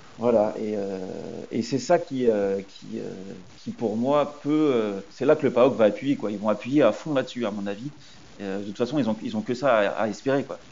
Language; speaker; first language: French; native; French